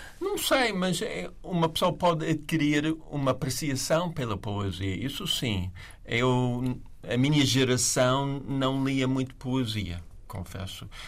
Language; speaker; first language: Portuguese; non-native, fluent; English